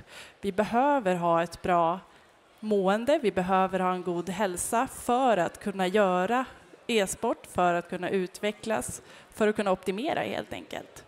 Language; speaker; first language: Swedish; native; Swedish